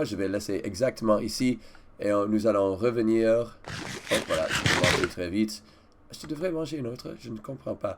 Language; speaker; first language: French; non-native, learner; English